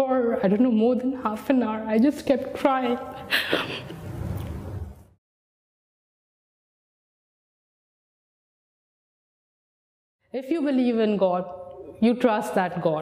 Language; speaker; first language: English; non-native, local second language; Hindi